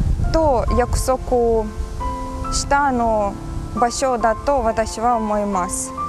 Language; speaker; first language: Japanese; non-native, learner; Ukrainian